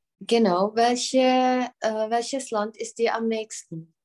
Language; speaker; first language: German; non-native, fluent; Czech